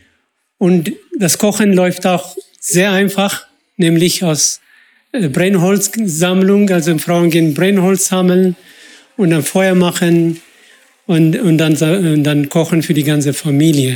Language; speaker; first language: German; non-native, fluent; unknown